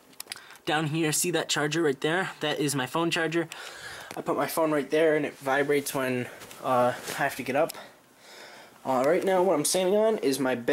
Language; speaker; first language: English; native; English